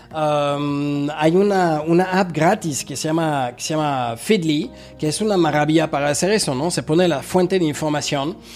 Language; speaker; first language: Spanish; non-native, fluent; French